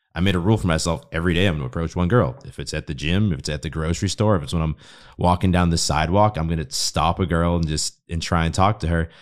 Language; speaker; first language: English; native; English